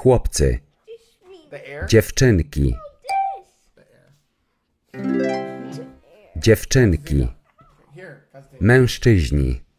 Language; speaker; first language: Polish; non-native, learner; English